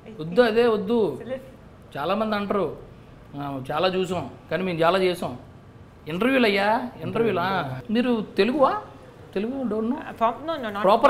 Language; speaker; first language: Telugu; native; Telugu